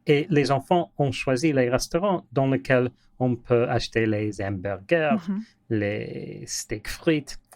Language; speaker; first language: French; non-native, learner; English